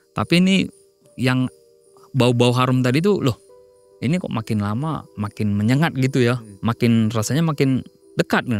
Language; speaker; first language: Indonesian; non-native, local second language; Batak Toba